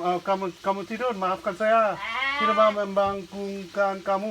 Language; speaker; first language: Indonesian; non-native, learner; English